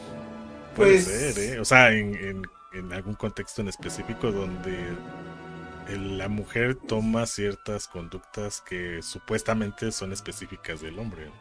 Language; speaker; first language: Spanish; native; Spanish